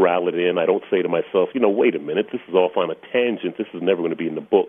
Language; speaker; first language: English; native; English